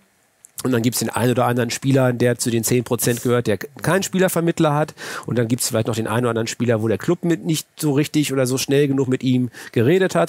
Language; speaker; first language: German; native; German